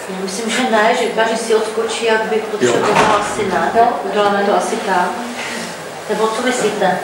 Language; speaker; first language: Czech; native; Czech